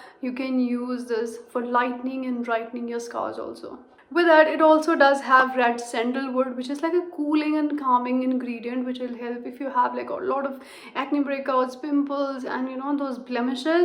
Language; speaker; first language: English; non-native, local second language; Hindi